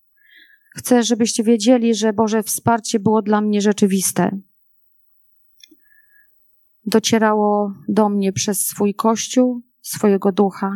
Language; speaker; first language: Polish; native; Polish